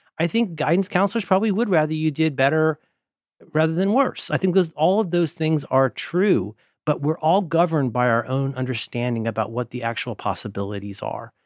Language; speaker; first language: English; native; English